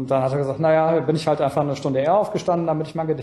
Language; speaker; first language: German; native; German